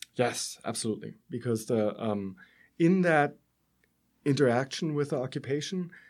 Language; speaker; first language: English; non-native, fluent; German